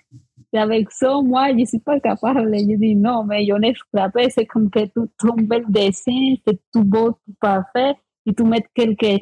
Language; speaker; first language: French; non-native, fluent; Spanish